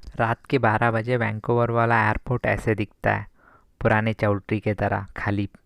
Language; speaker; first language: Hindi; non-native, local second language; Kannada